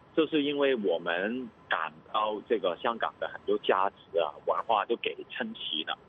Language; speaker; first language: Chinese; non-native, local second language; Cantonese